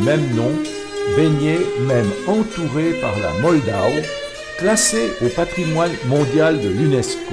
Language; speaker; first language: French; native; French